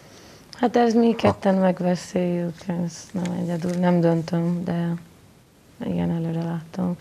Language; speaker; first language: Hungarian; non-native, learner; Spanish